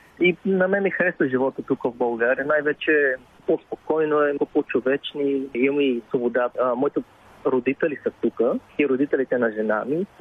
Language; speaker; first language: Bulgarian; early bilingual, heritage; Bulgarian